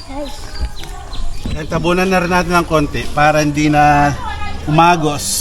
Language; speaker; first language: Filipino; native; Filipino